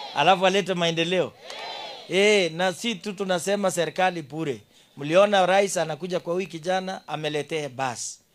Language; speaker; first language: Swahili; non-native, local second language; Kalenjin